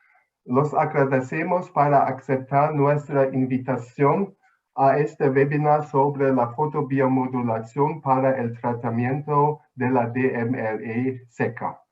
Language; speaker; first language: Spanish; non-native, fluent; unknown